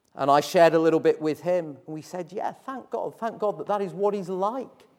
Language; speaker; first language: English; native; English